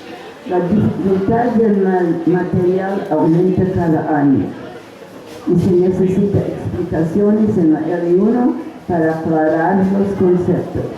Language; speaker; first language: Spanish; non-native, fluent; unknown